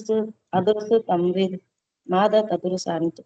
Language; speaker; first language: Arabic; non-native, learner; Tamil